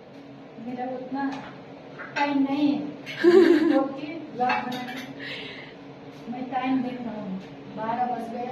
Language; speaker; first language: Hindi; non-native, local second language; Nepali